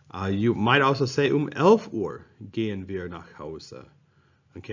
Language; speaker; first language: German; non-native, fluent; English